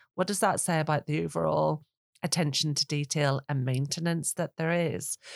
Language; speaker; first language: English; native; English